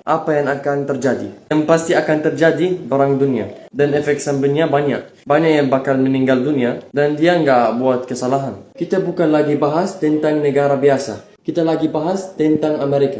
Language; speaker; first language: Indonesian; non-native, fluent; Arabic